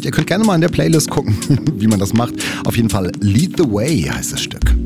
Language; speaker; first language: German; native; German